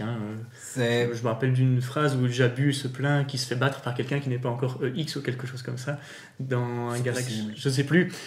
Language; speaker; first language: French; native; French